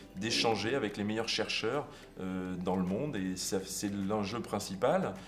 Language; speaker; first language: French; non-native, fluent; English